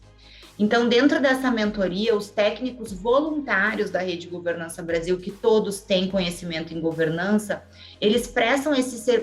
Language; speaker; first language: Portuguese; native; Portuguese